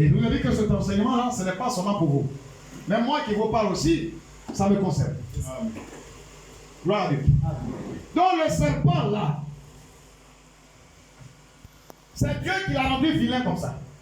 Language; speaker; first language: French; non-native, local second language; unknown